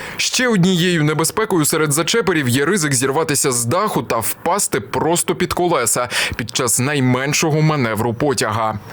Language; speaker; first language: Ukrainian; native; Ukrainian